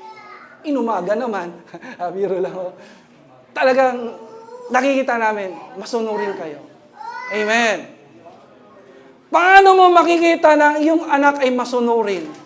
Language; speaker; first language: Filipino; native; Filipino